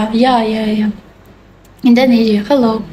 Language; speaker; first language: English; non-native, learner; Russian